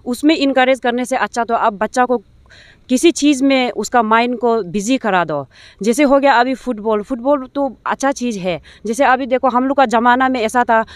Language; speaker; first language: Hindi; non-native, local second language; Nyishi